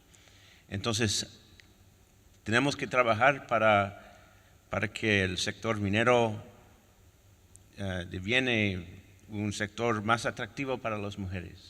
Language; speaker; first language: Spanish; non-native, fluent; French